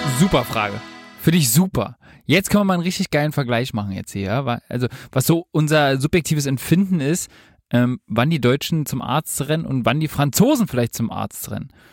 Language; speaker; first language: German; native; German